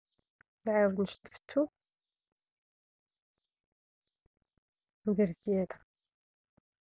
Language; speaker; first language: Arabic; native; Arabic